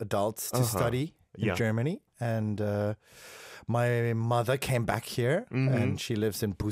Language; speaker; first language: English; non-native, fluent; German